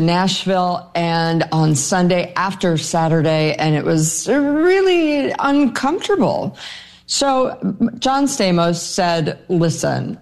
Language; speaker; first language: English; native; English